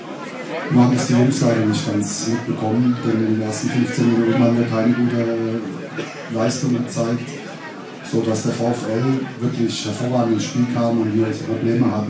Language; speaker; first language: German; native; German